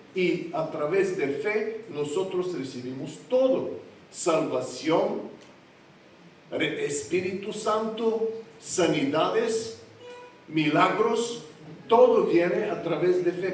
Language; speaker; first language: Spanish; non-native, fluent; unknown